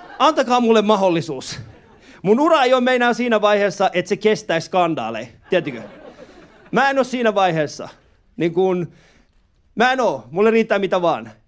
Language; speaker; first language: Finnish; early bilingual, other home language; Persian